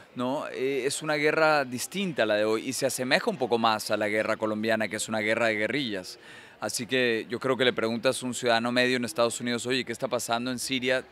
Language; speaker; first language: Spanish; native; Spanish